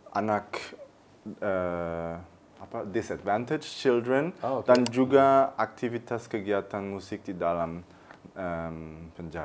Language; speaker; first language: Indonesian; early bilingual, heritage; German